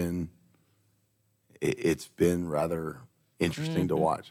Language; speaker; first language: English; native; English